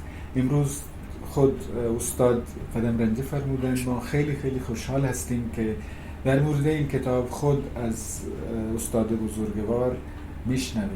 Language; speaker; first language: Persian; non-native, fluent; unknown